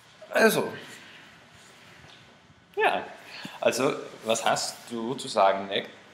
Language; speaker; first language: German; non-native, learner; English